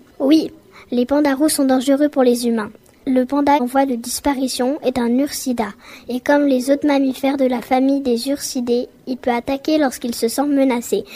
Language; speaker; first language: French; native; French